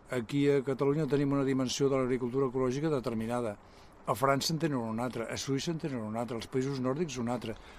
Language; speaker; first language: Catalan; native; Catalan